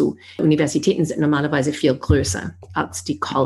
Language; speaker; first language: German; non-native, fluent; English